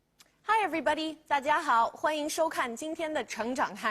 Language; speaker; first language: Chinese; non-native, fluent; English